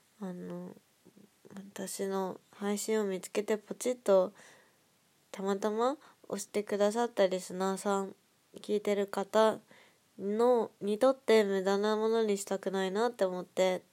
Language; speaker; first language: Japanese; native; Japanese